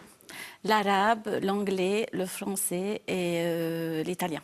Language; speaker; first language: French; non-native, fluent; Arabic